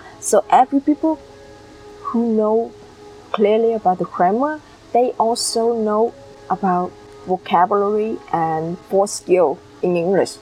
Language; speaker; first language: English; non-native, learner; Vietnamese